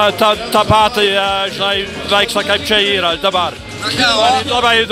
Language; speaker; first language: Lithuanian; early bilingual, heritage; Lithuanian